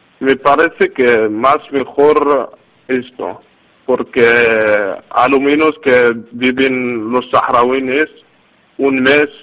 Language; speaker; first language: Spanish; non-native, learner; Arabic